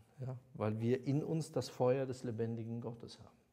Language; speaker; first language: German; native; German